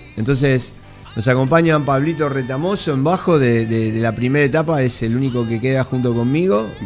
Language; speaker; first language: Spanish; native; Spanish